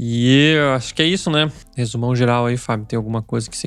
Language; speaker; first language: Portuguese; native; Portuguese